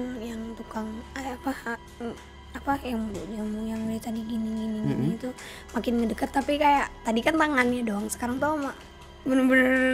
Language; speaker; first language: Indonesian; native; Indonesian